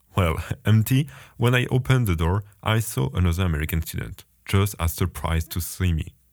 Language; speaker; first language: English; non-native, fluent; French